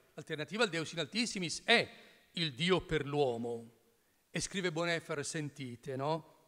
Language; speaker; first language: Italian; native; Italian